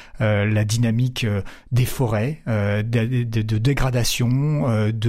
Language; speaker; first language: French; native; French